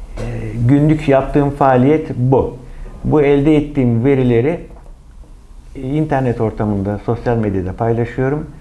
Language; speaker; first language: Turkish; native; Turkish